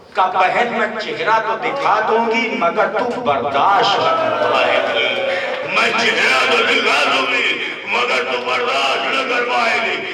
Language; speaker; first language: Urdu; native; Urdu